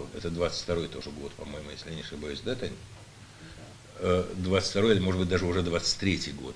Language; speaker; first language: Russian; native; Russian